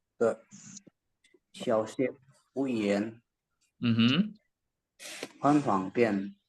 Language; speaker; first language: Chinese; non-native, learner; Indonesian